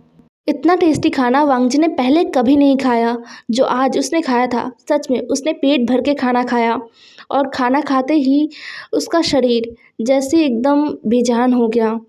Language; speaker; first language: Hindi; non-native, local second language; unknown